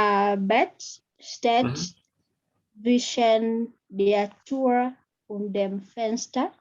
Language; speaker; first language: German; non-native, learner; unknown